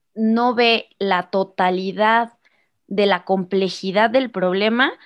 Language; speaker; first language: Spanish; native; Spanish